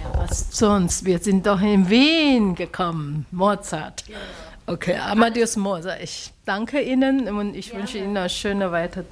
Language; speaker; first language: German; non-native, learner; Chinese